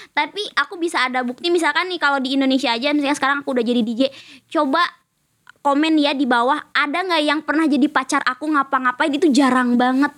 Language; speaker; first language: Indonesian; native; Indonesian